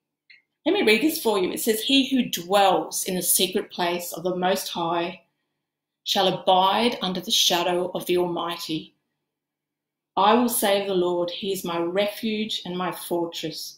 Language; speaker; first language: English; native; English